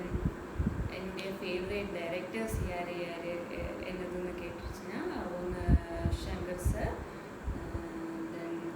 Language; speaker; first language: Tamil; non-native, learner; Malayalam